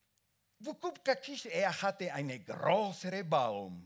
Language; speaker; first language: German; non-native, learner; Spanish